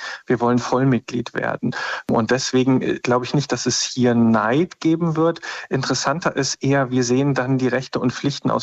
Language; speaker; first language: German; native; German